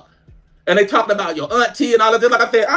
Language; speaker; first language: English; native; English